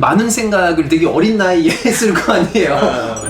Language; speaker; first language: Korean; non-native, fluent; French